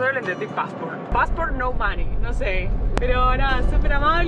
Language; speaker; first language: Spanish; native; Spanish